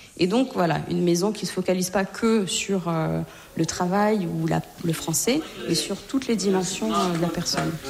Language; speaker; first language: French; native; French